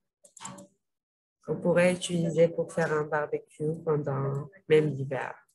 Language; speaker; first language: French; non-native, local second language; Arabic